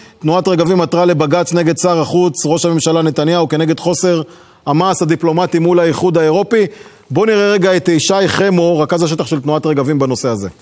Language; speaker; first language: Hebrew; native; Hebrew